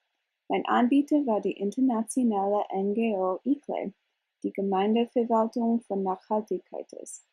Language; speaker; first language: German; non-native, learner; English